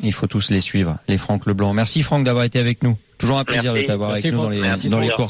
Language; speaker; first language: French; native; French